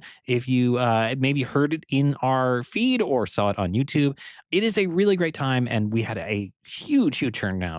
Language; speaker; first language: English; native; English